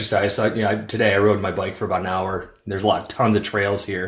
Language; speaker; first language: English; native; English